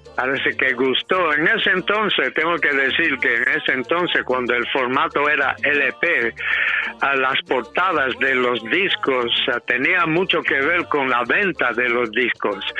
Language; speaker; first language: Spanish; non-native, fluent; English